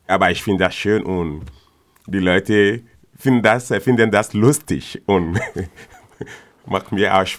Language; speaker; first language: German; non-native, learner; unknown